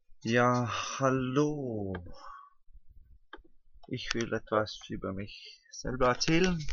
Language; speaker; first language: German; non-native, learner; Danish